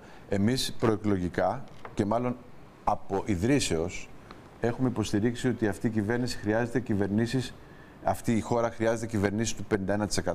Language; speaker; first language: Greek; native; Greek